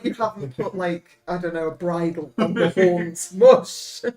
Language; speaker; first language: English; native; English